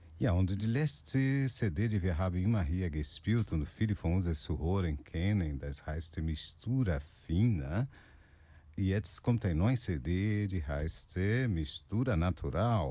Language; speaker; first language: German; non-native, learner; Portuguese